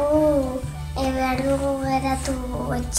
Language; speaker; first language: Basque; non-native, local second language; Spanish